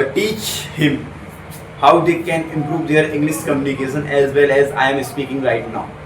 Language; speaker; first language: English; non-native, local second language; Hindi